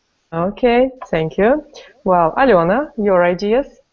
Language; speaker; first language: English; non-native, fluent; Russian